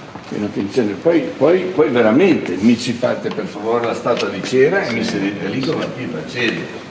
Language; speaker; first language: Italian; native; Italian